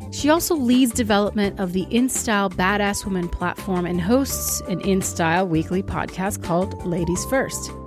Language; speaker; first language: English; early bilingual, other home language; Portuguese